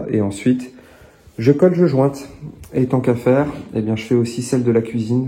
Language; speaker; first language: French; native; French